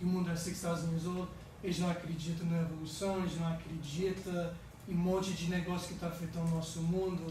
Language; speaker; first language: Portuguese; early bilingual, heritage; English